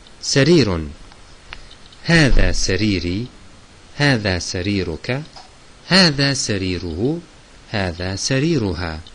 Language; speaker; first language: Arabic; non-native, fluent; Turkish